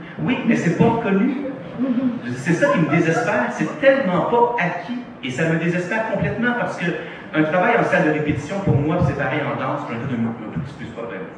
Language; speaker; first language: French; native; French